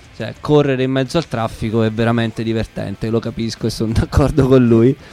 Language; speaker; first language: Italian; native; Italian